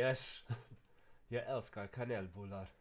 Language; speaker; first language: Swedish; non-native, learner; English